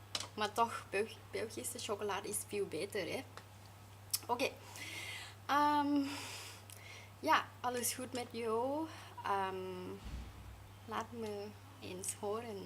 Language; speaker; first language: Dutch; non-native, fluent; Thai